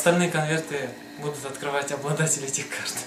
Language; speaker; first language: Russian; native; Russian